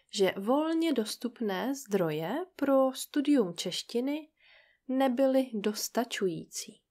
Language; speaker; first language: Czech; native; Czech